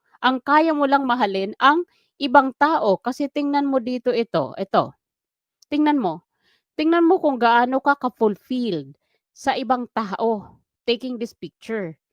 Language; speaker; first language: Filipino; non-native, local second language; Waray